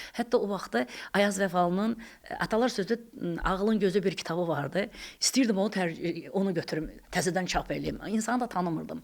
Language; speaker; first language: Azerbaijani; non-native, local second language; Talysh